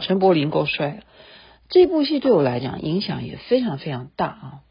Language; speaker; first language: Chinese; native; Chinese